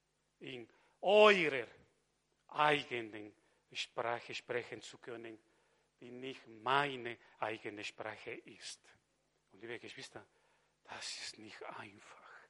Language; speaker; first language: German; non-native, fluent; Spanish